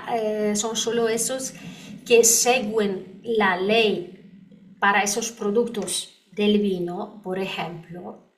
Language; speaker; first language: Spanish; non-native, learner; Polish